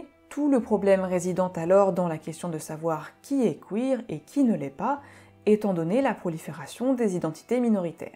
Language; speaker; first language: French; native; French